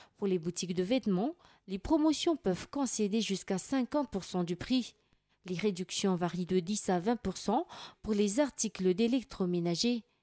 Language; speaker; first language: French; non-native, local second language; Malagasy